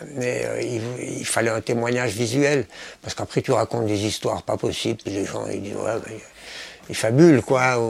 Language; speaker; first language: French; native; French